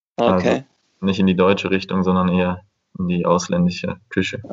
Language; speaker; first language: German; native; German